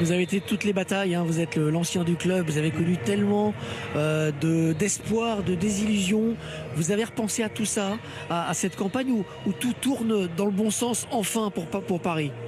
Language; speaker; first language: French; native; French